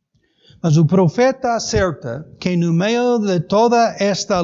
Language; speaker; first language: Portuguese; native; Portuguese